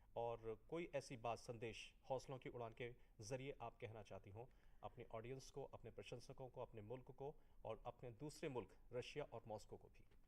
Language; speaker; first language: Hindi; native; Hindi